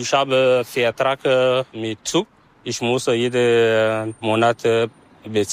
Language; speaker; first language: German; non-native, learner; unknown